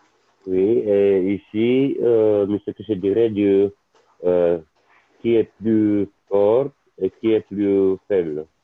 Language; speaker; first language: French; non-native, learner; Italian